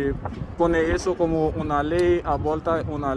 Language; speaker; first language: Spanish; non-native, learner; Haitian Creole